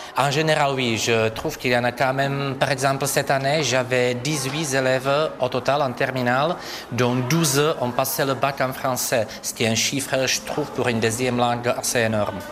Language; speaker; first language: French; non-native, fluent; Czech